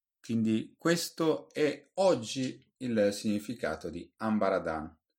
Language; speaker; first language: Italian; native; Italian